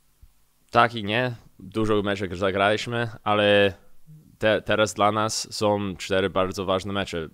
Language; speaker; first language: Polish; early bilingual, heritage; English